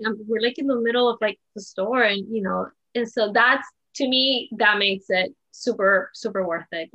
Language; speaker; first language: English; non-native, fluent; Spanish